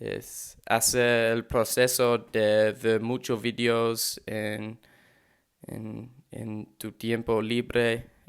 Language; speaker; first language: Spanish; non-native, learner; English